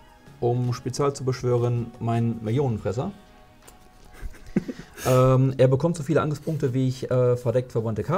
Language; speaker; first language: German; native; German